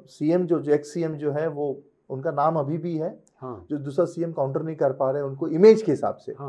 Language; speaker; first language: Hindi; non-native, local second language; Telugu